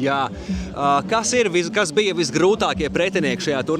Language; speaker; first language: Latvian; native; Latvian